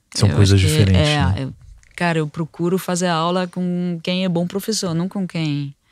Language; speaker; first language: Portuguese; non-native, fluent; French